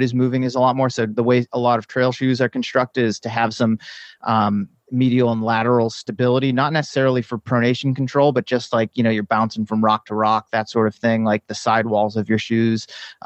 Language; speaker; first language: English; native; English